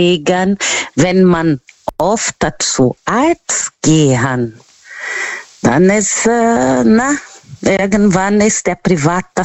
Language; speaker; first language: German; non-native, learner; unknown